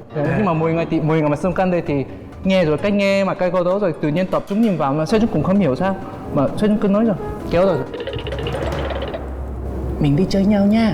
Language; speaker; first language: Vietnamese; non-native, fluent; Korean